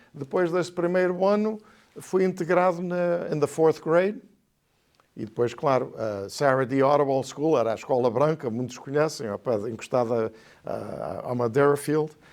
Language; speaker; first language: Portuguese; native; Portuguese